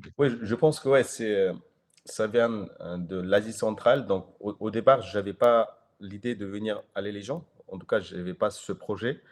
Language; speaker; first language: French; non-native, fluent; Kyrgyz